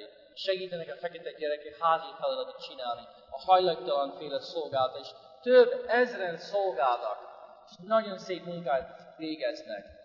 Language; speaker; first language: Hungarian; non-native, fluent; English